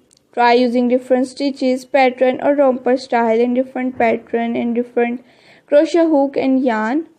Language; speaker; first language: English; non-native, learner; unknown